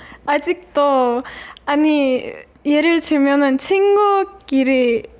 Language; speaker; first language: Korean; non-native, fluent; Turkish